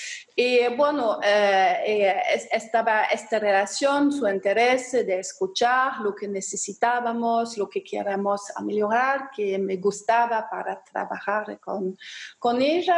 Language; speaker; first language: Spanish; non-native, fluent; German